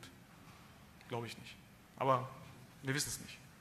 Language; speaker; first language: German; native; German